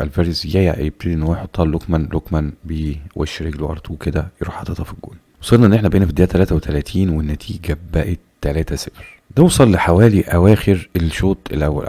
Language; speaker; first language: Arabic; native; Arabic